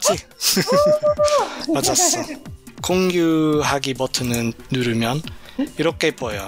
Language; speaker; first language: Korean; non-native, learner; English